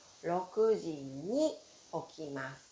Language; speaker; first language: Japanese; non-native, fluent; Chinese